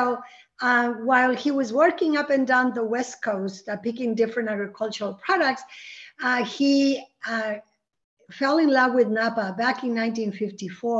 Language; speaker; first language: English; early bilingual, other home language; Spanish